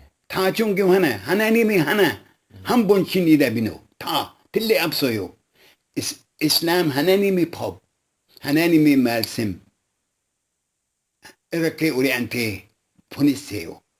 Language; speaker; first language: Korean; non-native, local second language; Arabic